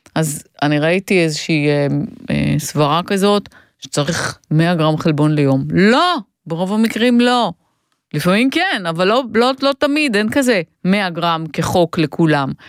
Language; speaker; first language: Hebrew; native; Hebrew